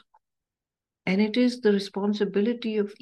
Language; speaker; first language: English; non-native, local second language; Urdu